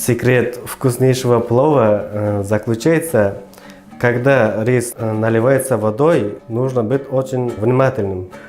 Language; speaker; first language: Russian; non-native, fluent; Uzbek